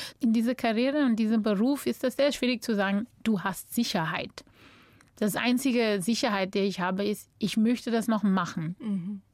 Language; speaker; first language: German; non-native, fluent; English